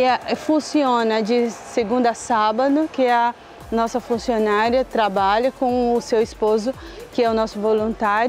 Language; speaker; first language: Portuguese; native; Portuguese